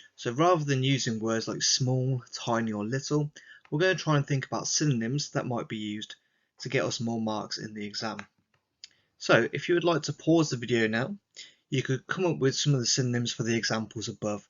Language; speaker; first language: English; native; English